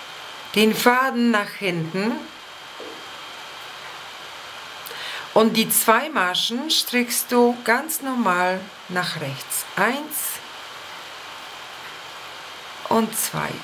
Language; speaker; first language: German; non-native, fluent; Polish